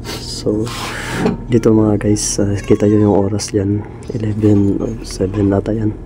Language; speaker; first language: Filipino; native; Filipino